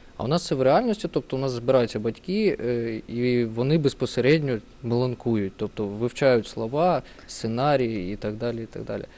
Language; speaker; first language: Ukrainian; non-native, local second language; Russian